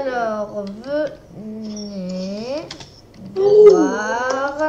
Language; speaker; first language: French; native; French